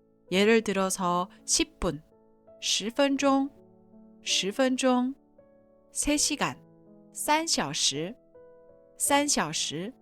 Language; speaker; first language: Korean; non-native, fluent; Chinese